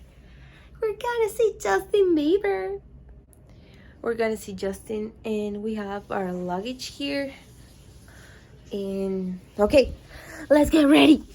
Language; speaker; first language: English; non-native, fluent; Spanish